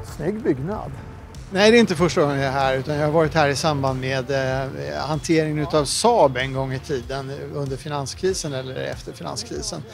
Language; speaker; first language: Swedish; native; Swedish